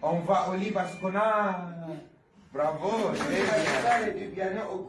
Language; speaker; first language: French; non-native, fluent; Arabic